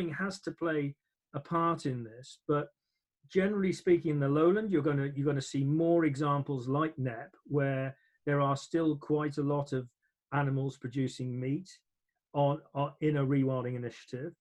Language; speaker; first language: English; native; English